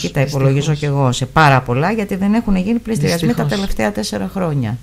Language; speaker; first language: Greek; native; Greek